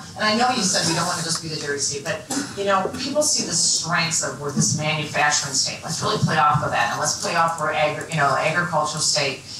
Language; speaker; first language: English; native; English